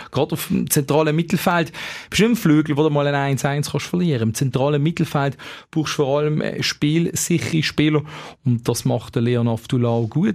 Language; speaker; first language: German; native; German